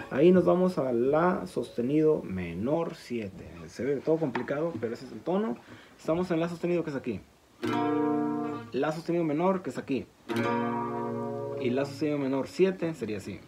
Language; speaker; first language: Spanish; native; Spanish